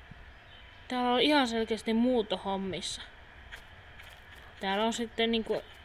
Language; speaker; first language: Finnish; native; Finnish